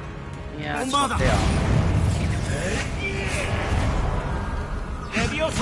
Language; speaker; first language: Japanese; native; Japanese